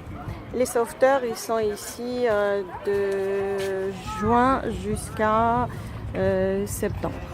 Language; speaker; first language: French; native; French